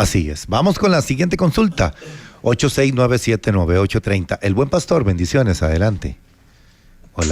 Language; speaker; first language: Spanish; native; Spanish